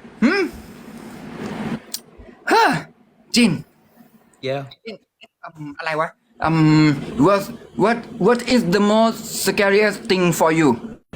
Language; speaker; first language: English; non-native, learner; Thai